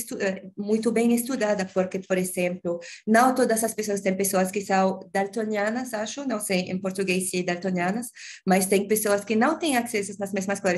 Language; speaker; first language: Portuguese; non-native, learner; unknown